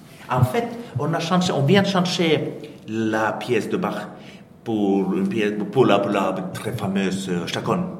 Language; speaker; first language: French; non-native, fluent; Finnish